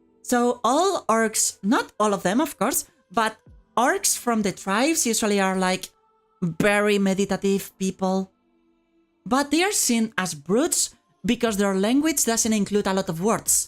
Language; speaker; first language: English; non-native, fluent; Spanish